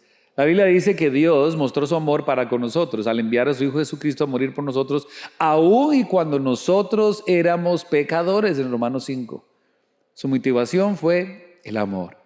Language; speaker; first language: Spanish; native; Spanish